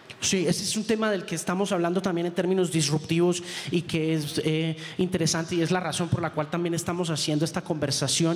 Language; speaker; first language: Spanish; native; Spanish